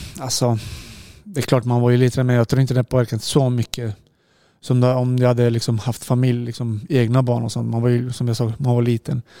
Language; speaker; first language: Swedish; non-native, fluent; Serbian